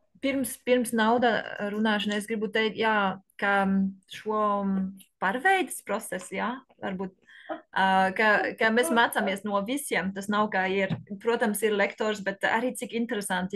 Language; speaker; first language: Latvian; non-native, learner; French